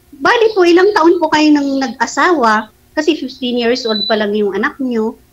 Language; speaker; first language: Filipino; non-native, local second language; Bikol